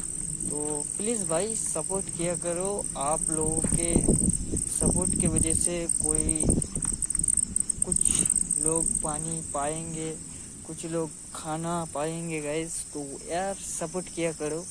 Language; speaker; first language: Hindi; non-native, local second language; Bangla